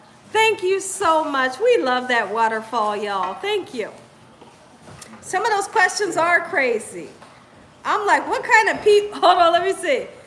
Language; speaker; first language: English; native; English